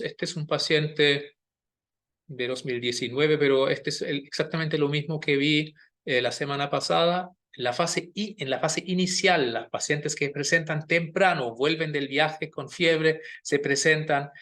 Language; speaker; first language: Spanish; non-native, fluent; German